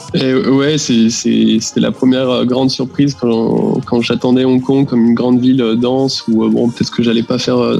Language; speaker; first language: French; native; French